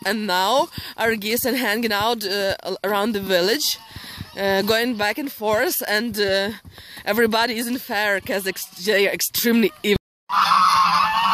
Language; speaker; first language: English; non-native, fluent; Ukrainian